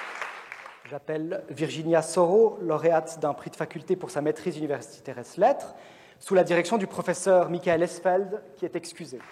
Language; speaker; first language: French; native; French